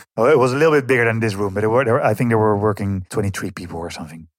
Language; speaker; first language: English; non-native, fluent; Dutch